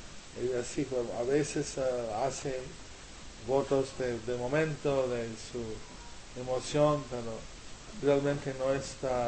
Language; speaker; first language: Spanish; non-native, learner; English